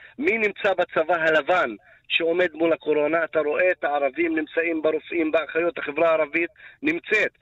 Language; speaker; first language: Hebrew; non-native, local second language; Arabic